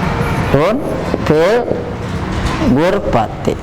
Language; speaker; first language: Arabic; non-native, fluent; Indonesian